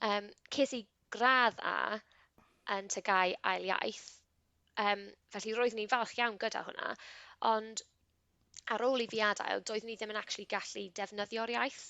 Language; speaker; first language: Welsh; non-native, local second language; English